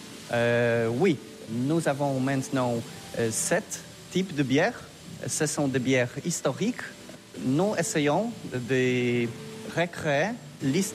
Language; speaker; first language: French; non-native, learner; Polish